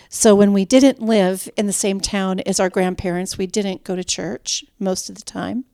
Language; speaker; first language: English; native; English